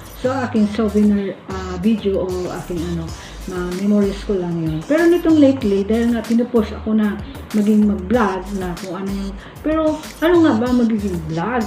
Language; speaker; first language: Filipino; non-native, local second language; Cebuano